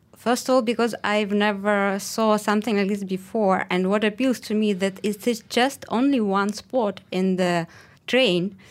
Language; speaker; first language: English; non-native, fluent; Russian